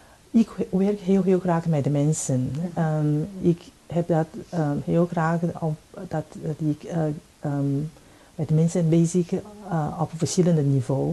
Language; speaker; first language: Dutch; non-native, fluent; Chinese